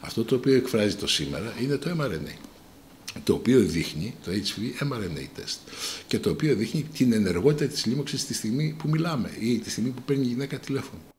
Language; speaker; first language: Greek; native; Greek